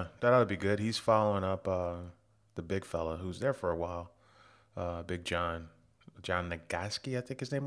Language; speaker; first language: English; native; English